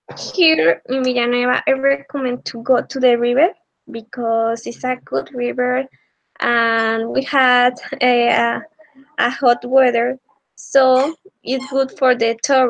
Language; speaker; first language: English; non-native, learner; Spanish